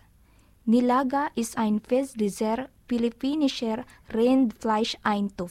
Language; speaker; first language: German; non-native, learner; Filipino